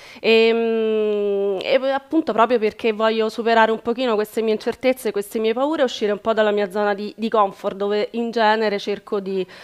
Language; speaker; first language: Italian; native; Italian